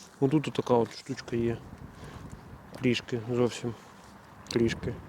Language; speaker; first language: Ukrainian; native; Ukrainian